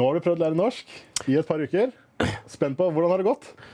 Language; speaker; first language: Norwegian; native; Norwegian